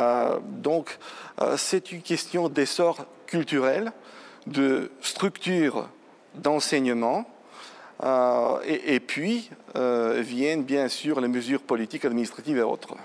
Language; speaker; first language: French; non-native, fluent; Bulgarian